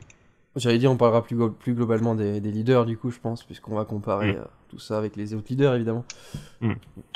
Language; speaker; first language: French; native; French